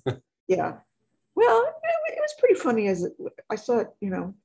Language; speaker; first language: English; native; English